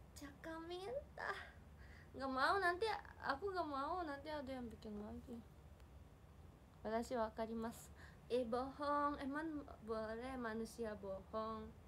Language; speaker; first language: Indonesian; non-native, fluent; Japanese